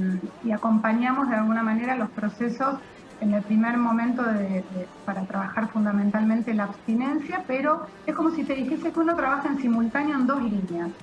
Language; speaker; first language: Spanish; native; Spanish